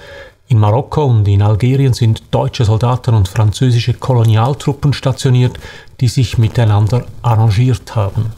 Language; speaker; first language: German; native; German